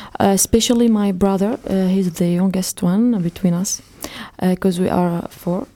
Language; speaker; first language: English; non-native, fluent; Arabic